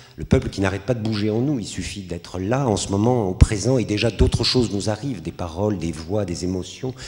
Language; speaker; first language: French; native; French